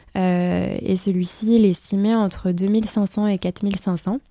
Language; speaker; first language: French; native; French